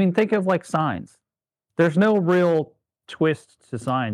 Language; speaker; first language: English; native; English